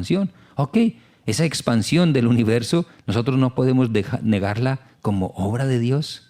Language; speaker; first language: Spanish; native; Spanish